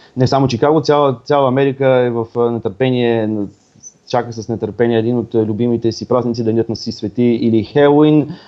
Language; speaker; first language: Bulgarian; native; Bulgarian